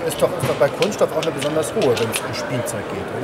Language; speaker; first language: German; native; German